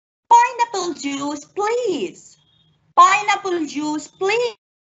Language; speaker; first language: English; non-native, fluent; Arabic